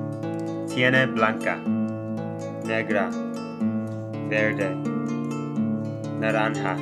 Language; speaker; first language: Spanish; non-native, learner; English